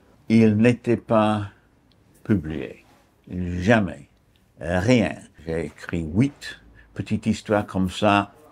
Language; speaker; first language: French; non-native, fluent; English